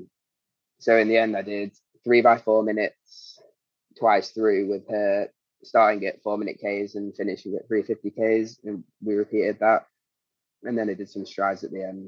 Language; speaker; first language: English; native; English